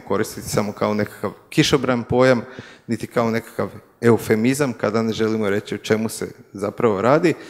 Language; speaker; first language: Croatian; native; Croatian